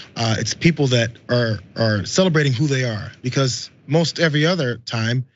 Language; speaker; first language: English; native; English